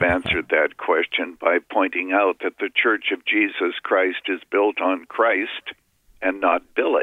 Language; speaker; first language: English; native; English